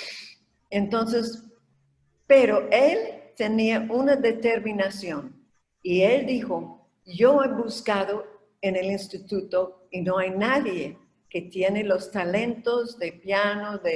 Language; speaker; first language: Spanish; non-native, fluent; English